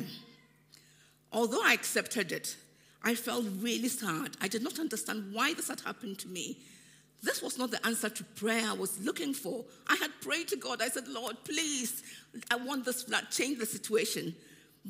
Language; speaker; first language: English; non-native, local second language; Akan